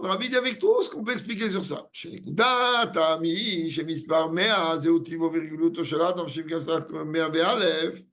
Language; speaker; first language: French; native; French